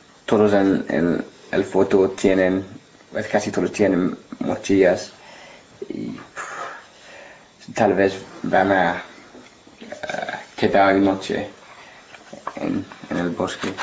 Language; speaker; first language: Spanish; non-native, learner; English